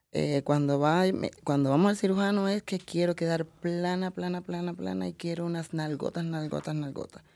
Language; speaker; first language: Spanish; native; Spanish